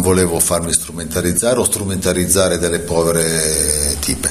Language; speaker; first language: Italian; native; Italian